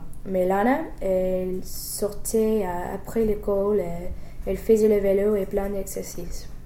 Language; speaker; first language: French; non-native, fluent; English